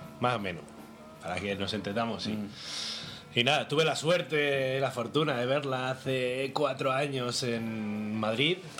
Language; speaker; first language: Spanish; native; Spanish